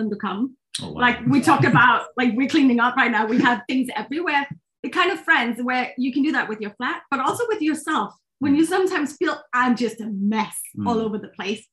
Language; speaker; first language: English; non-native, fluent; Danish